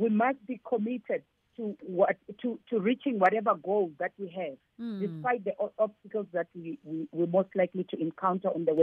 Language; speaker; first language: English; non-native, local second language; Tsonga